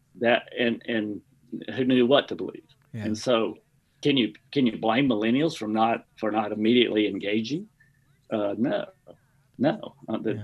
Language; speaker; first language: English; native; English